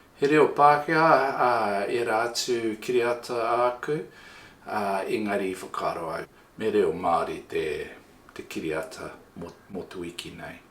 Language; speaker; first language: Māori; non-native, local second language; English